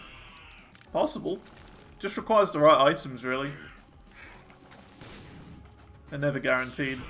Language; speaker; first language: English; native; English